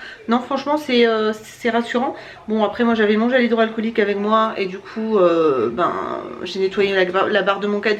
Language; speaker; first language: French; native; French